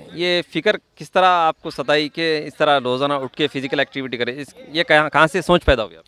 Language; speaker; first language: Hindi; non-native, local second language; Urdu